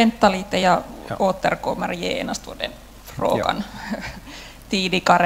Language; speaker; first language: Swedish; non-native, local second language; Finnish